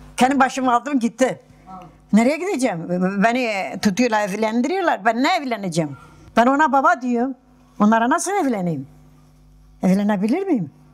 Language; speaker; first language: Turkish; non-native, local second language; Kurdish